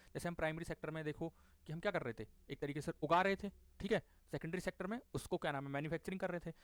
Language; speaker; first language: Hindi; native; Hindi